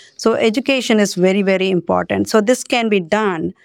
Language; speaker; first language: English; non-native, local second language; Tamil